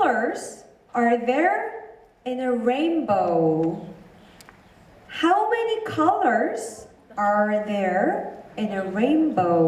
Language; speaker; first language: English; non-native, learner; Korean